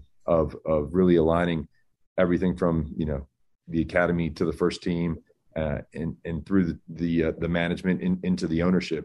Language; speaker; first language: English; early bilingual, other home language; Spanish